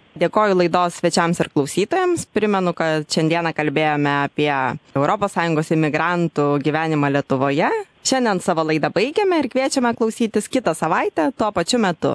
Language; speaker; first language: Lithuanian; native; Lithuanian